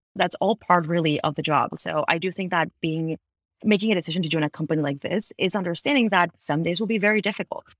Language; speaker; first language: English; non-native, fluent; Spanish